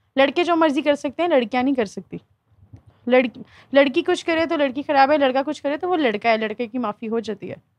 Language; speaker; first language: Urdu; native; Urdu